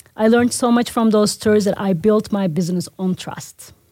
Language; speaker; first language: English; non-native, fluent; Turkish